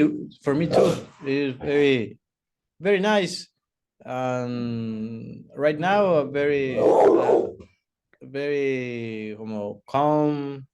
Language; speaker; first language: English; non-native, learner; Spanish